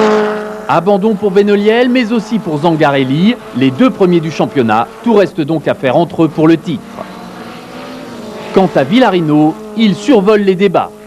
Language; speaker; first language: French; native; French